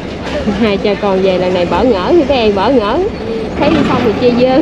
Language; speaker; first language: Vietnamese; native; Vietnamese